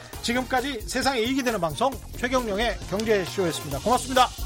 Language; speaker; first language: Korean; native; Korean